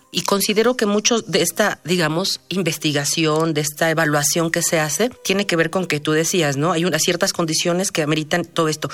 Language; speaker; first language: Spanish; native; Spanish